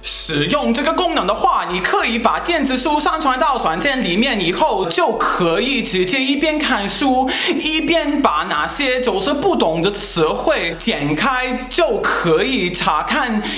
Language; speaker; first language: Chinese; non-native, fluent; English